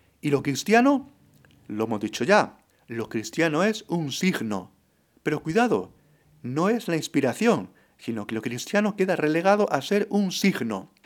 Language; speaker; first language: Spanish; native; Spanish